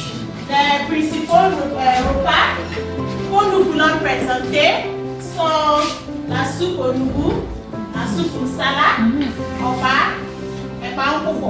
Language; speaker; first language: French; non-native, learner; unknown